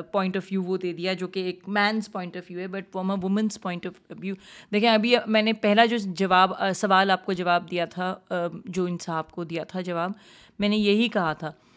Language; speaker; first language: Urdu; native; Urdu